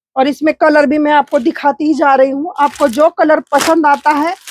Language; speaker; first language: Hindi; non-native, local second language; Marathi